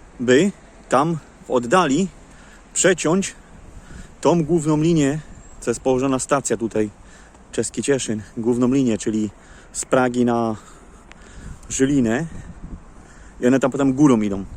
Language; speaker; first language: Polish; native; Polish